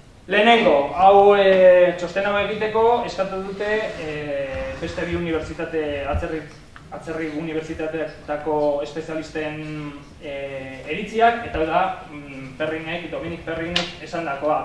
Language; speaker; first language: Basque; early bilingual, heritage; Basque